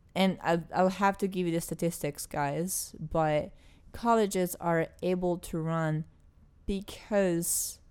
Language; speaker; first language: English; non-native, fluent; Italian